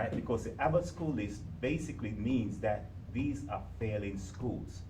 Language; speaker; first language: English; native; English